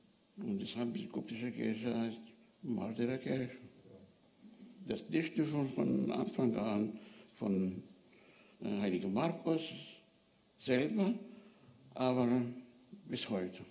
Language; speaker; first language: German; non-native, learner; Arabic